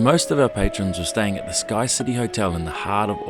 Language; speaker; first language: English; native; English